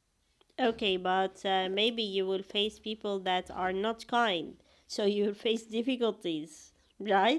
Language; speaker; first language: English; non-native, fluent; Arabic